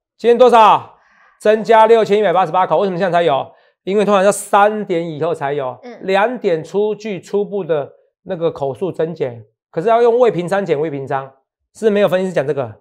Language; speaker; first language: Chinese; native; Chinese